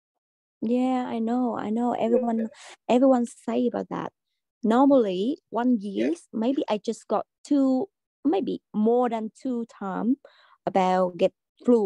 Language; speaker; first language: English; non-native, learner; Vietnamese